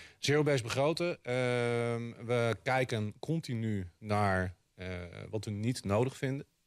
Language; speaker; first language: Dutch; native; Dutch